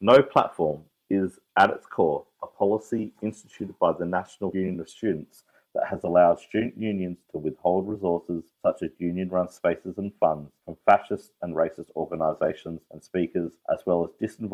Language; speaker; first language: English; native; English